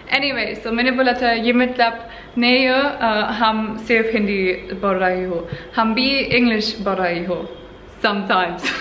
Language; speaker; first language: Hindi; non-native, learner; German